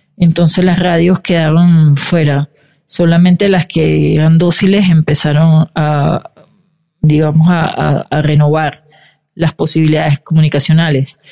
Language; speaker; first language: Spanish; native; Spanish